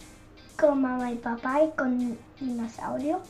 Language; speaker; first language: Spanish; early bilingual, heritage; Spanish